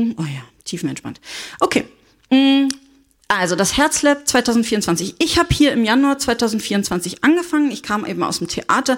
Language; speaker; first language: German; native; German